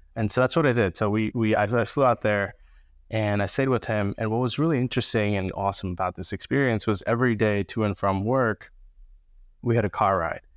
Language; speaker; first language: English; early bilingual, other home language; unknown